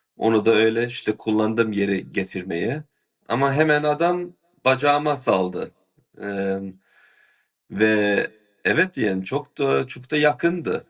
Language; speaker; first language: Turkish; early bilingual, heritage; Turkish